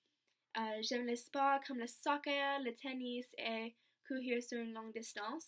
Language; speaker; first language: French; non-native, learner; English